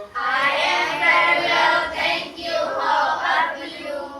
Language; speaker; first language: English; non-native, learner; Indonesian